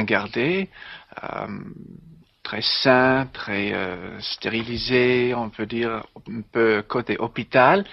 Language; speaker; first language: French; non-native, learner; English